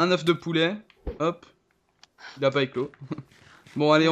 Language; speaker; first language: French; native; French